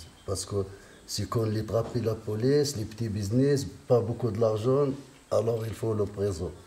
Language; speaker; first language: French; non-native, learner; Riffian